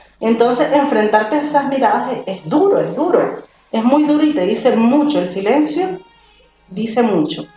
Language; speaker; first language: Spanish; native; Spanish